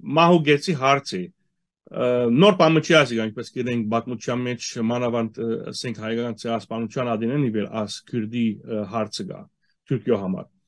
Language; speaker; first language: Armenian; early bilingual, heritage; Armenian